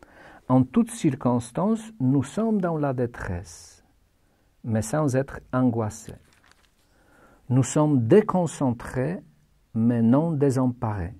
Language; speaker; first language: French; non-native, fluent; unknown